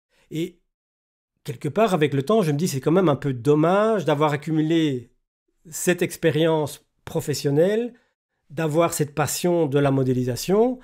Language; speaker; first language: French; native; French